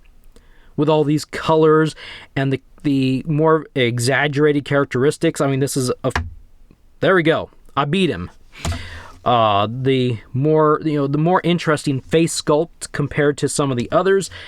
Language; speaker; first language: English; native; English